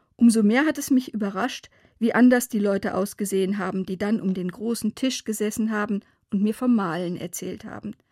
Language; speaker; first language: German; native; German